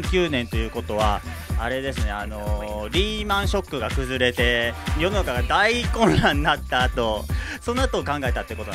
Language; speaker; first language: Japanese; native; Japanese